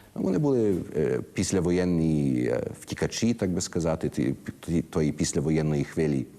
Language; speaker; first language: Ukrainian; early bilingual, heritage; Ukrainian